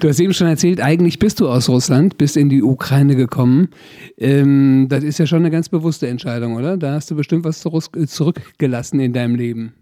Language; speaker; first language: German; native; German